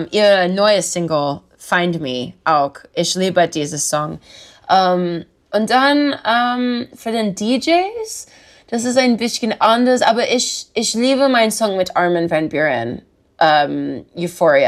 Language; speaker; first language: German; non-native, learner; English